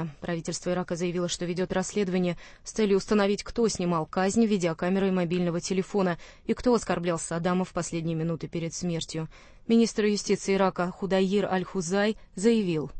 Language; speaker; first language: Russian; native; Russian